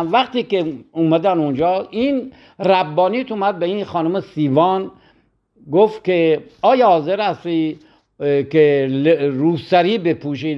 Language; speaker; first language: Persian; native; Persian